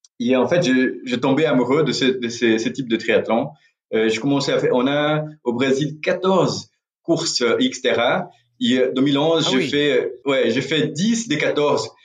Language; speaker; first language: French; non-native, fluent; Portuguese